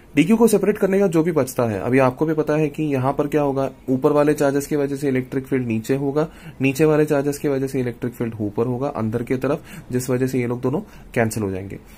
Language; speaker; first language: Hindi; non-native, local second language; Malayalam